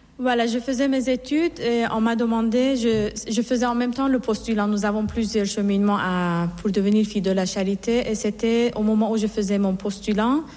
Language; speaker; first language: French; non-native, fluent; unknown